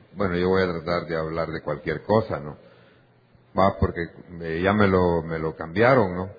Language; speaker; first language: Spanish; native; Spanish